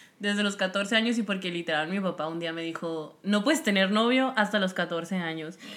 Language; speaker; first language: Spanish; native; Spanish